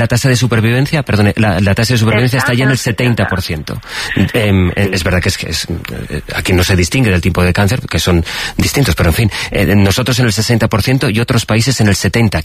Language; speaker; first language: Spanish; native; Spanish